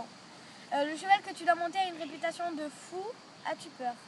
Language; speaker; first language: French; native; French